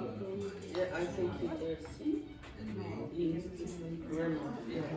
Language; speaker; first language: English; non-native, learner; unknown